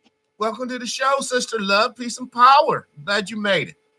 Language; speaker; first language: English; native; English